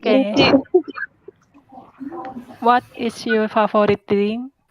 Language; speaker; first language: English; non-native, learner; Indonesian